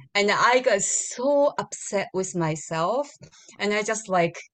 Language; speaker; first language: English; non-native, learner; Japanese